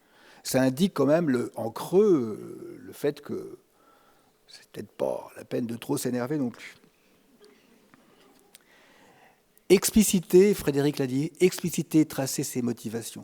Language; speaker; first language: French; native; French